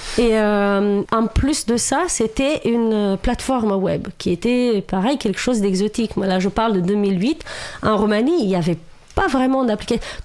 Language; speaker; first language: French; non-native, fluent; Romanian